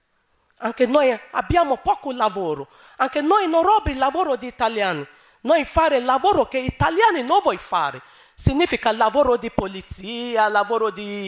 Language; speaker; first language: Italian; non-native, learner; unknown